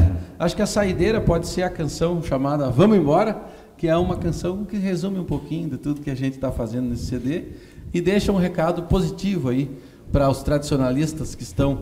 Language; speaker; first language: Portuguese; native; Portuguese